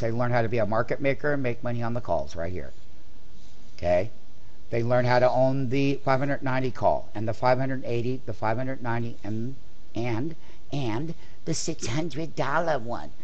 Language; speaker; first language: English; native; English